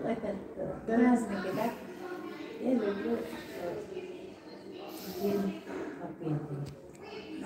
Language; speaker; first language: Russian; non-native, learner; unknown